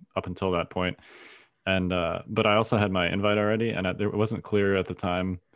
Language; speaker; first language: English; native; English